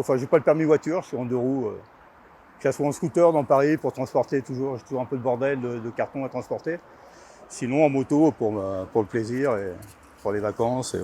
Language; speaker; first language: French; native; French